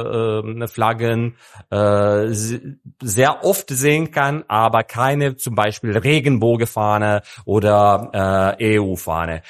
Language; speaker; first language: German; non-native, fluent; Serbian